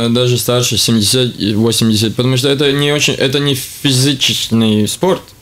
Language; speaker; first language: Russian; non-native, local second language; Latvian